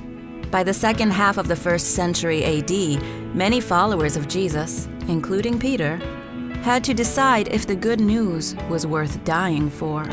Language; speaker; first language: English; native; English